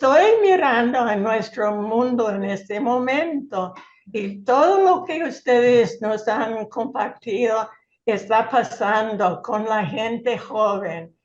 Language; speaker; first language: Spanish; non-native, fluent; English